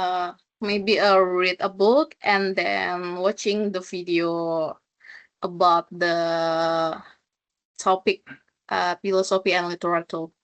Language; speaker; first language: English; non-native, learner; Indonesian